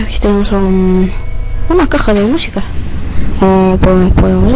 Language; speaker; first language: Spanish; native; Spanish